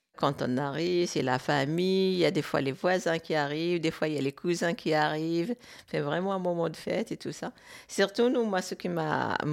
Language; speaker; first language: French; non-native, local second language; Arabic